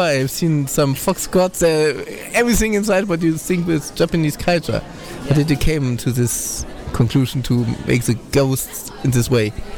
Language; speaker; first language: English; non-native, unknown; German